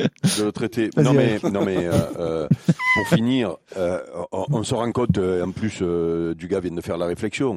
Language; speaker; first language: French; native; French